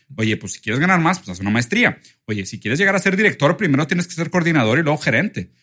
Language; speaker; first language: Spanish; early bilingual, other home language; Portuguese